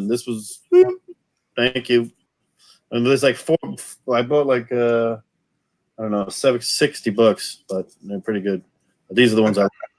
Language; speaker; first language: English; native; English